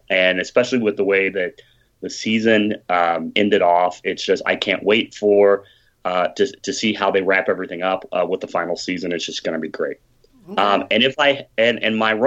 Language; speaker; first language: English; native; English